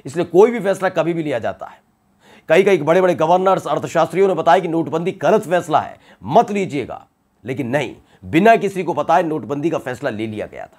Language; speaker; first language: Hindi; native; Hindi